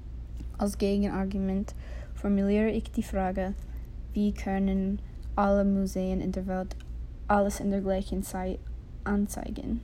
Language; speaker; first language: German; non-native, learner; English